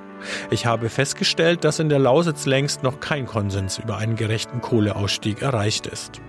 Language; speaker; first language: German; native; German